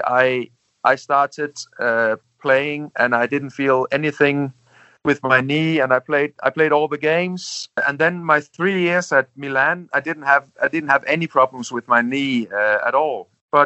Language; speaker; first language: English; non-native, fluent; Danish